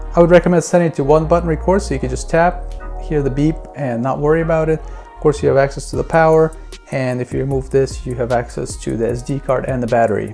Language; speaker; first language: English; native; English